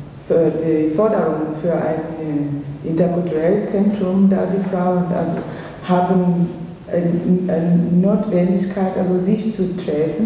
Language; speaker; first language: German; non-native, fluent; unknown